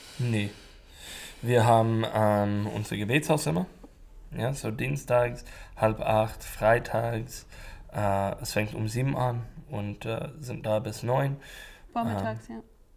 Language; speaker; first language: German; non-native, learner; English